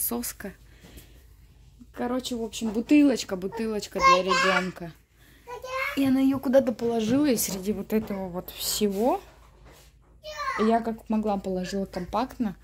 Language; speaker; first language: Russian; native; Russian